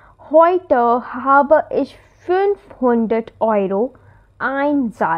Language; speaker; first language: German; non-native, fluent; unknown